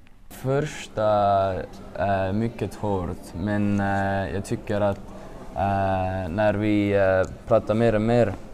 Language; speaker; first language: Swedish; non-native, learner; Estonian